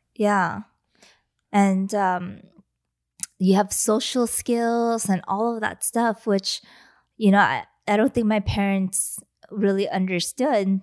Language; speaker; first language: English; early bilingual, other home language; Vietnamese